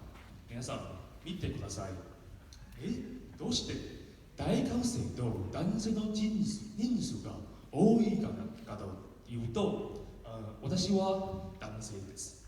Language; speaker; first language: Japanese; non-native, learner; Min Nan Chinese